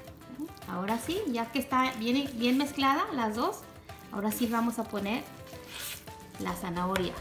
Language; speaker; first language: Spanish; native; Spanish